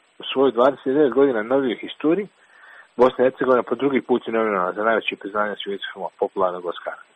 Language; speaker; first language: Croatian; native; Croatian